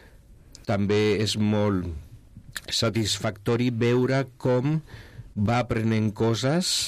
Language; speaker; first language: Catalan; non-native, local second language; Spanish